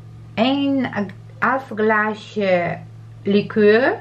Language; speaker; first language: Dutch; non-native, learner; Italian